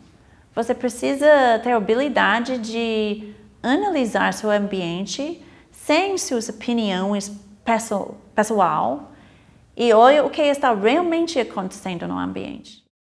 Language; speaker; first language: Portuguese; non-native, fluent; English